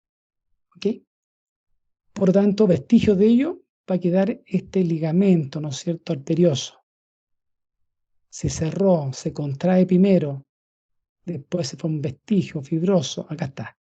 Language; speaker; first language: Spanish; native; Spanish